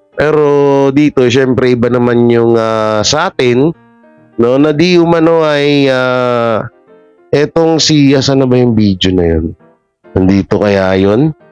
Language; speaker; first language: Filipino; native; Filipino